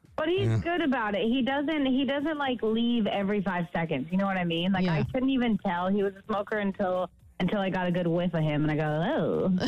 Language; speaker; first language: English; native; English